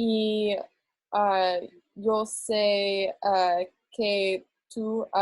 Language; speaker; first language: Spanish; non-native, learner; English